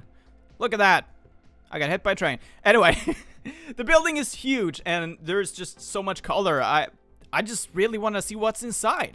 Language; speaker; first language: English; non-native, fluent; Swedish